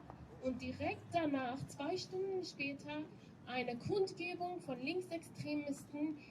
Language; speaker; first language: German; non-native, fluent; Persian